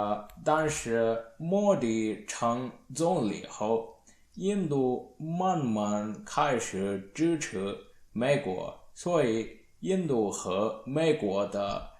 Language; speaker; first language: Chinese; non-native, learner; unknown